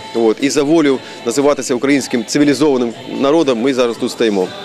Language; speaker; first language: Ukrainian; native; Ukrainian